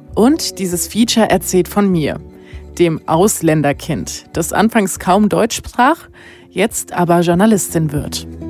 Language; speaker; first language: German; early bilingual, other home language; Romanian